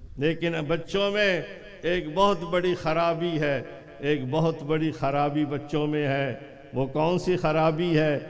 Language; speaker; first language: Urdu; non-native, local second language; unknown